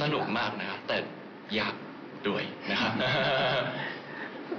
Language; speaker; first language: Thai; non-native, fluent; Japanese